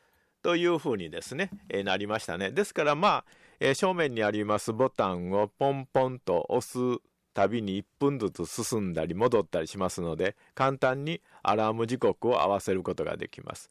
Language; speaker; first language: Japanese; native; Japanese